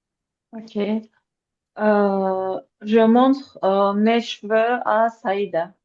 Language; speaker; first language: French; non-native, learner; Azerbaijani